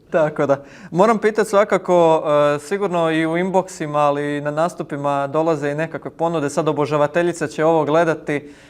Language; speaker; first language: Croatian; native; Croatian